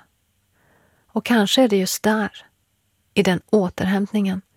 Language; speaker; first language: Swedish; early bilingual, other home language; Persian